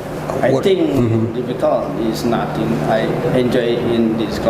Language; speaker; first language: English; non-native, learner; Indonesian